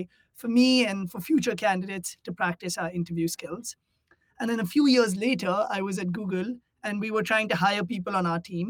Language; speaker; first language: English; non-native, local second language; Hindi